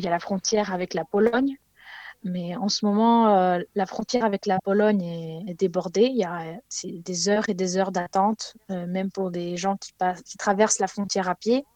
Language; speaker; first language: French; non-native, fluent; Ukrainian